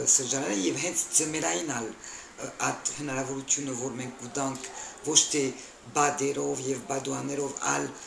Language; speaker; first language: Armenian; early bilingual, heritage; Armenian